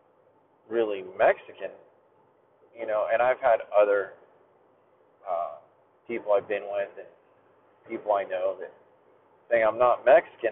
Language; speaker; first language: English; native; English